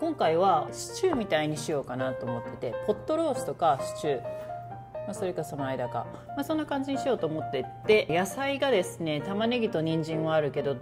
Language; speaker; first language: Japanese; native; Japanese